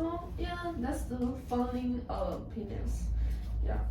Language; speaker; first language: English; non-native, learner; Chinese